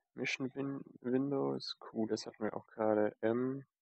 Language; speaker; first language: German; native; German